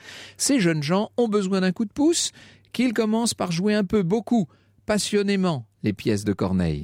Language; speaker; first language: French; native; French